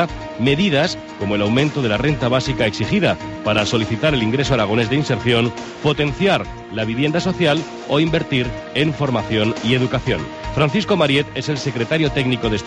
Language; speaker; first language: Spanish; native; Spanish